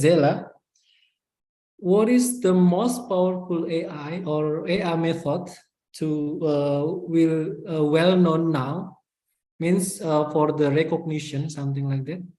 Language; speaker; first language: English; non-native, fluent; Indonesian